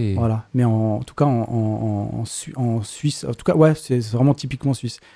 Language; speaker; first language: French; native; French